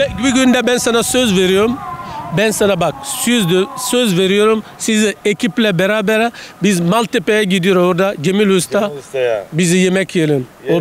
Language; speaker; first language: Turkish; non-native, learner; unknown